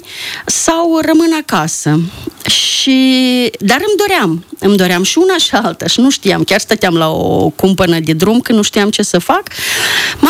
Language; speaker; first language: Romanian; native; Romanian